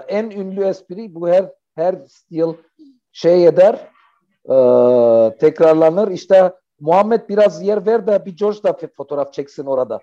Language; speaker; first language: Turkish; non-native, fluent; Arabic